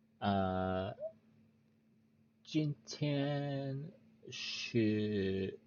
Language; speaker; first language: Chinese; non-native, learner; English